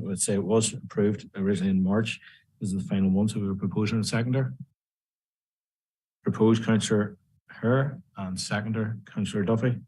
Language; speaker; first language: English; native; English